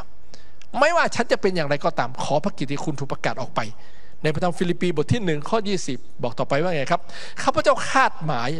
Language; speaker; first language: Thai; native; Thai